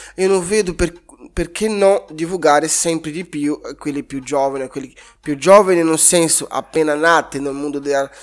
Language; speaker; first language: Italian; non-native, fluent; Portuguese